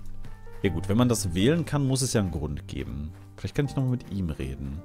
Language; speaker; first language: German; native; German